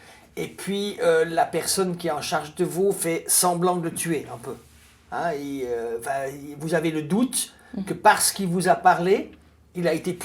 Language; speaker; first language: French; native; French